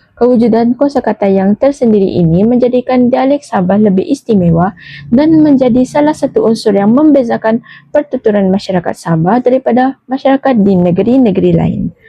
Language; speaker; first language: Malay; native; Malay